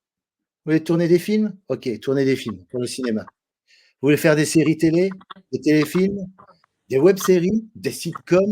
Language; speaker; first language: French; native; French